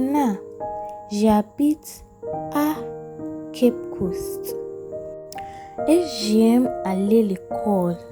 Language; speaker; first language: French; non-native, fluent; English